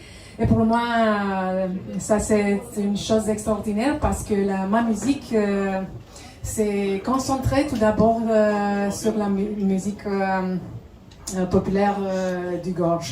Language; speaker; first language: French; non-native, fluent; Romanian